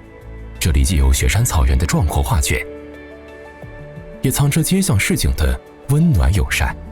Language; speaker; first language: Chinese; native; Chinese